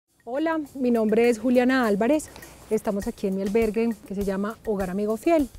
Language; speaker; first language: Spanish; native; Spanish